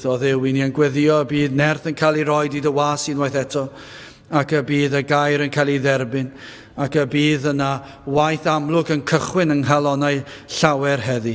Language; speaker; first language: Welsh; native; Welsh